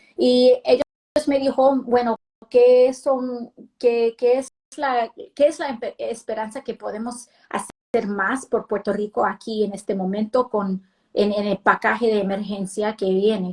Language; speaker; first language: Spanish; early bilingual, heritage; Spanish